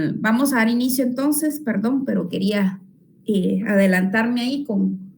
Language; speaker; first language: Spanish; native; Spanish